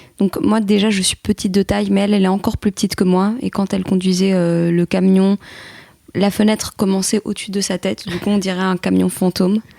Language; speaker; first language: French; early bilingual, other home language; Greek